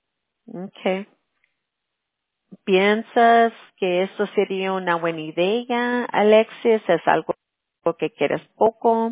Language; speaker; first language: Spanish; early bilingual, heritage; Spanish